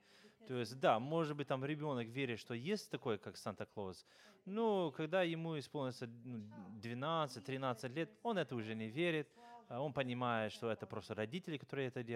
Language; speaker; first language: Russian; non-native, fluent; English